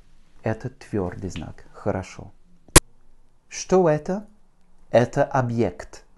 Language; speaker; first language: Russian; non-native, fluent; French